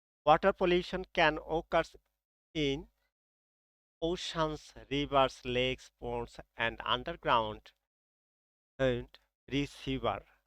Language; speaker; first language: English; non-native, local second language; Bangla